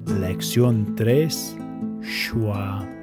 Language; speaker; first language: Spanish; non-native, fluent; English